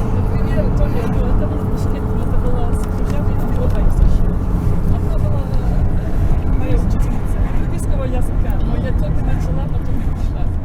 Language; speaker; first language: Russian; non-native, learner; German